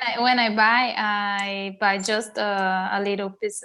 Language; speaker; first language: English; non-native, learner; Portuguese